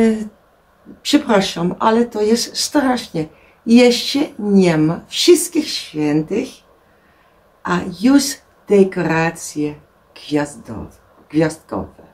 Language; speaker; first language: Polish; non-native, learner; Dutch